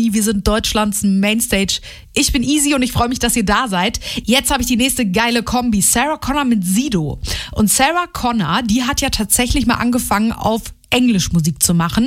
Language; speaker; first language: German; native; German